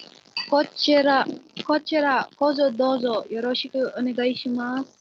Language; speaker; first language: Japanese; non-native, learner; Filipino